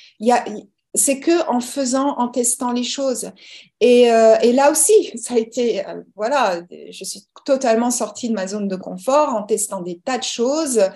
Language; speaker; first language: French; early bilingual, other home language; English